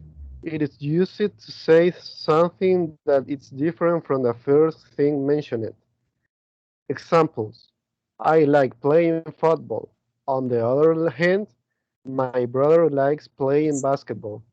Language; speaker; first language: English; non-native, learner; Spanish